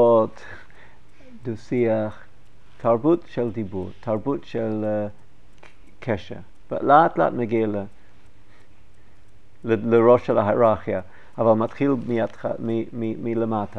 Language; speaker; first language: Hebrew; non-native, fluent; English